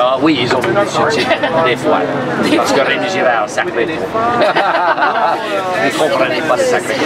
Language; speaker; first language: French; non-native, local second language; English